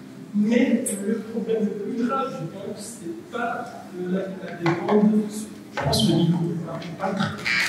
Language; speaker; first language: French; non-native, fluent; Portuguese